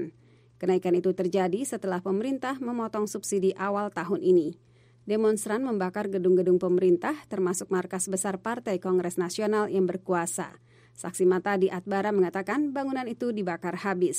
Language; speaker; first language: Indonesian; native; Indonesian